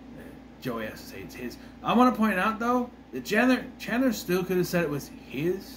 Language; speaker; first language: English; native; English